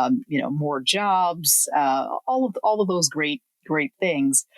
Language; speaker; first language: English; native; English